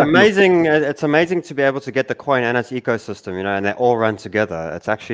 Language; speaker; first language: English; native; English